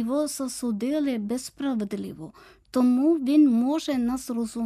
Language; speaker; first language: Ukrainian; non-native, learner; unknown